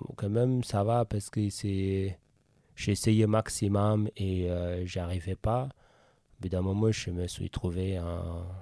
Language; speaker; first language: French; non-native, fluent; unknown